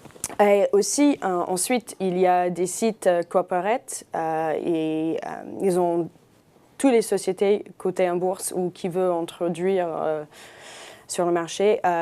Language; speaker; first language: French; non-native, fluent; English